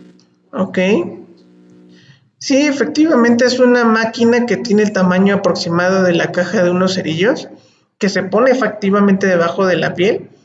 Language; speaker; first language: Spanish; native; Spanish